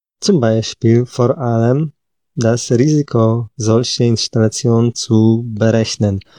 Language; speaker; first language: German; non-native, fluent; Polish